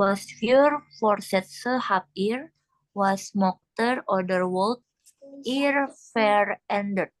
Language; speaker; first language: German; non-native, learner; Indonesian